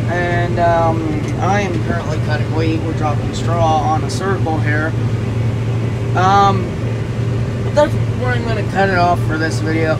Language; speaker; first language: English; native; English